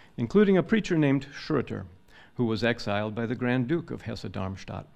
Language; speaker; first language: English; native; English